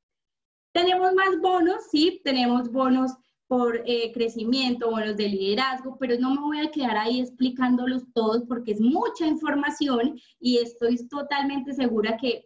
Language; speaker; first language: Spanish; native; Spanish